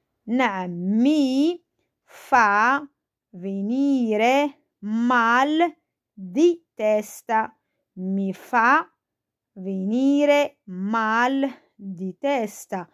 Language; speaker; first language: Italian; non-native, fluent; Arabic